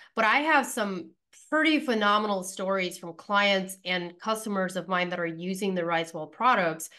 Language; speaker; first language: English; early bilingual, other home language; Pennsylvania German